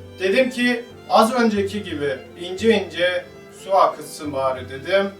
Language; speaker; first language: Turkish; native; Turkish